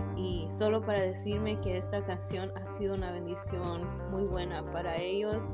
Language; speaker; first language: Spanish; early bilingual, heritage; English